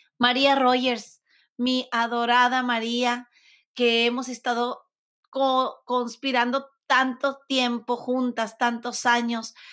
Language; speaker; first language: Spanish; native; Spanish